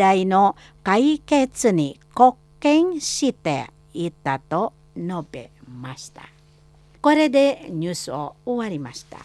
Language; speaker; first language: Japanese; non-native, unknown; Indonesian